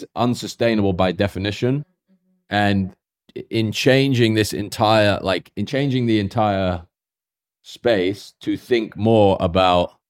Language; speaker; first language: English; native; English